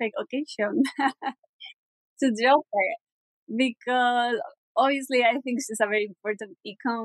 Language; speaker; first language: English; non-native, learner; Spanish